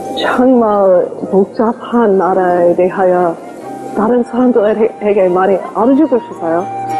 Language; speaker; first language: Korean; non-native, learner; English